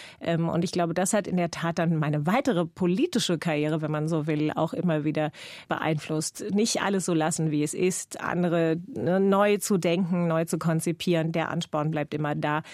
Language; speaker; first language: German; non-native, fluent; English